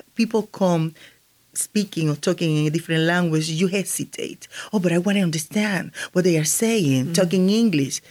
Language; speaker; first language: English; non-native, fluent; Spanish